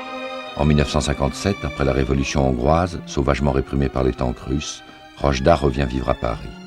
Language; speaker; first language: French; native; French